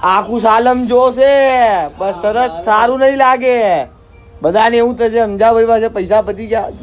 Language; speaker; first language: Gujarati; non-native, local second language; Hindi